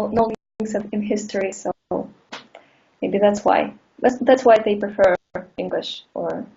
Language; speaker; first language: English; non-native, fluent; Russian